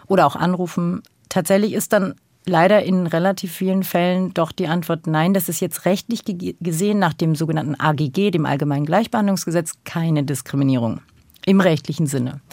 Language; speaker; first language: German; early bilingual, other home language; Turkish